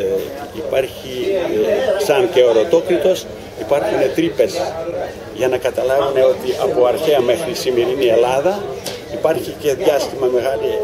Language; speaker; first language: Greek; non-native, learner; Ukrainian